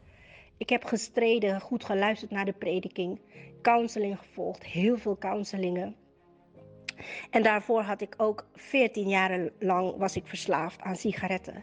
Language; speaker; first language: Dutch; native; Dutch